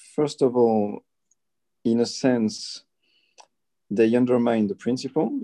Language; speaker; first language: English; early bilingual, other home language; Spanish